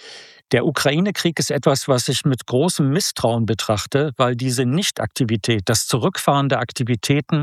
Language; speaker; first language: German; native; German